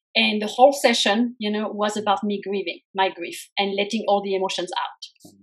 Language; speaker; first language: English; non-native, fluent; French